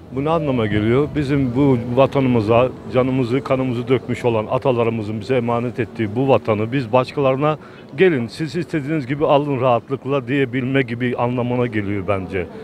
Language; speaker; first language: Turkish; native; Turkish